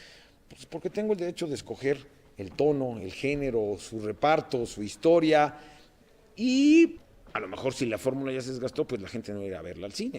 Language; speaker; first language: Spanish; native; Spanish